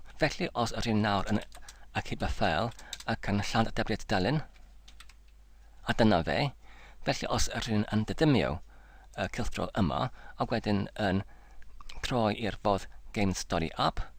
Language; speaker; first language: Welsh; non-native, fluent; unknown